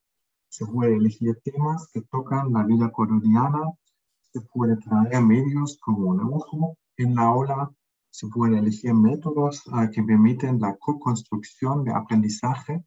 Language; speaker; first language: Spanish; non-native, fluent; German